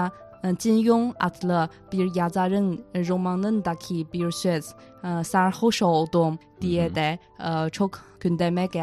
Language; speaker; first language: Turkish; non-native, fluent; Chinese